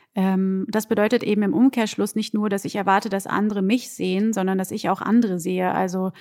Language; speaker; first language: German; early bilingual, other home language; Portuguese